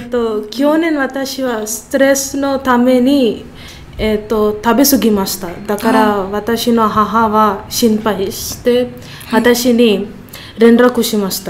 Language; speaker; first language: Japanese; non-native, learner; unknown